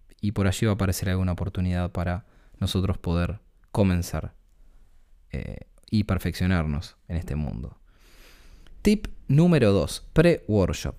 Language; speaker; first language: Spanish; native; Spanish